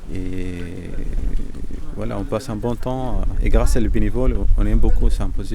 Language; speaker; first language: French; non-native, fluent; Arabic